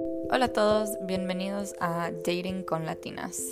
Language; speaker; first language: Spanish; early bilingual, heritage; Spanish